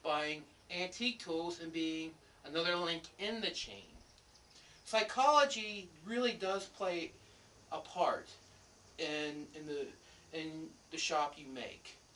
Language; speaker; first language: English; native; English